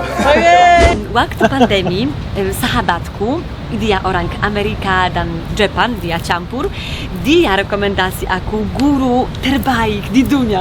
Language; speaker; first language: Indonesian; non-native, fluent; Polish